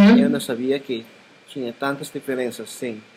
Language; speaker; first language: Portuguese; non-native, learner; Filipino